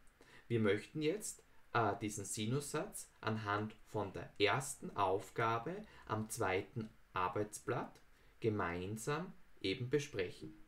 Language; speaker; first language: German; native; German